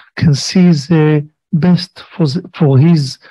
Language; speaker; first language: English; non-native, learner; Hebrew